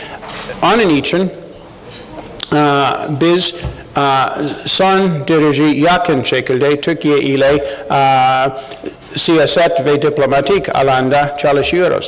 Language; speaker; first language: Turkish; non-native, learner; English